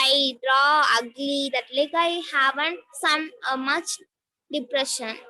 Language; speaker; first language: English; non-native, learner; Tamil